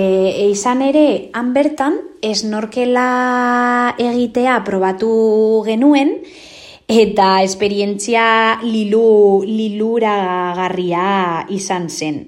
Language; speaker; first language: Basque; non-native, local second language; Spanish